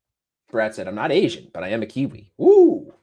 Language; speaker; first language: English; native; English